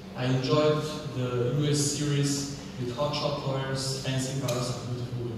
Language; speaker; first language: English; non-native, fluent; Slovenian